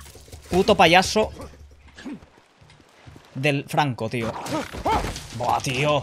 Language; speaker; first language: Spanish; native; Spanish